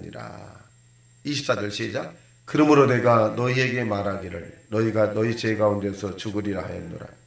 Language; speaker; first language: Korean; native; Korean